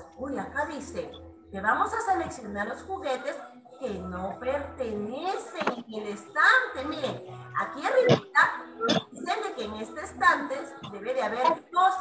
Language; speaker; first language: Spanish; native; Spanish